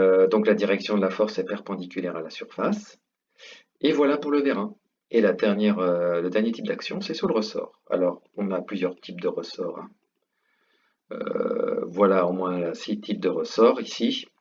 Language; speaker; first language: French; native; French